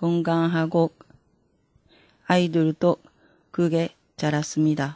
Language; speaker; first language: Korean; non-native, fluent; Japanese